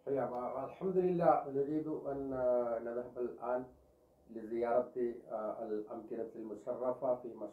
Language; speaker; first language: Arabic; non-native, fluent; Urdu